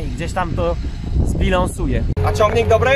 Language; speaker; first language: Polish; non-native, fluent; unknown